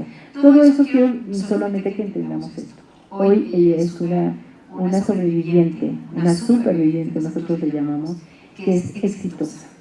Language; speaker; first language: Spanish; native; Spanish